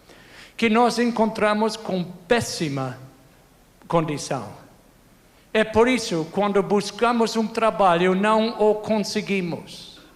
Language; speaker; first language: Portuguese; non-native, fluent; English